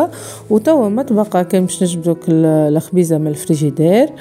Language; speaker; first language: Arabic; native; Arabic